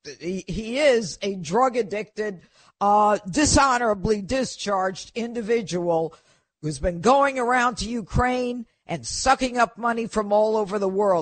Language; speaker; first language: English; native; English